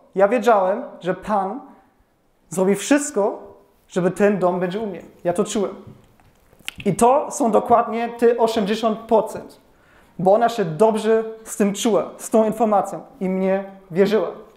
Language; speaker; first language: Polish; non-native, fluent; German